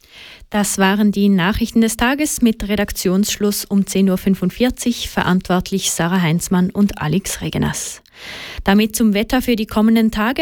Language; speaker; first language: German; native; German